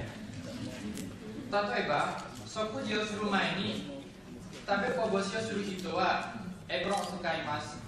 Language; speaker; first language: Japanese; non-native, fluent; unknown